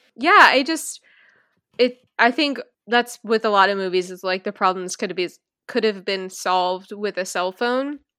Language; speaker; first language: English; native; English